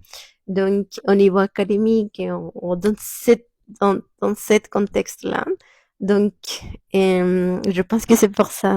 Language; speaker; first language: French; non-native, fluent; Spanish